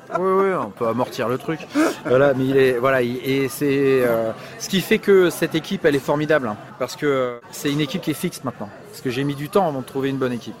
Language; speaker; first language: French; native; French